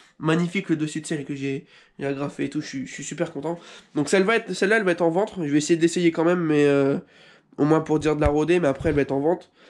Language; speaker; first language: French; native; French